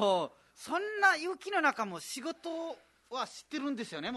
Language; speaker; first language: Japanese; non-native, fluent; Nepali